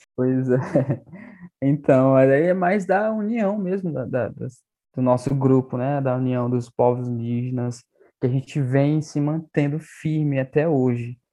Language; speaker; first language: Portuguese; non-native, local second language; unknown